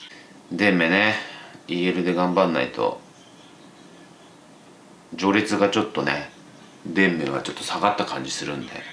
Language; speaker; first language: Japanese; native; Japanese